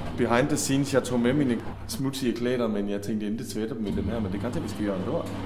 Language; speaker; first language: Danish; native; Danish